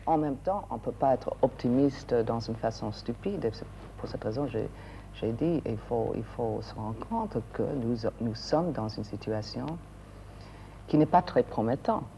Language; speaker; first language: French; non-native, fluent; English